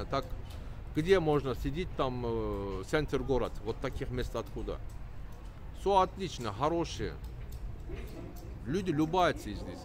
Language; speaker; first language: Russian; non-native, learner; Turkish